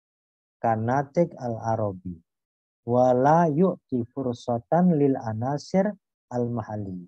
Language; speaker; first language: Arabic; non-native, learner; Indonesian